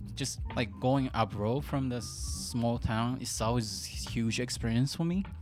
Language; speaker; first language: English; non-native, fluent; Japanese